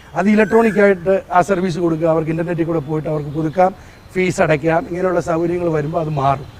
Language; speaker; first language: Malayalam; native; Malayalam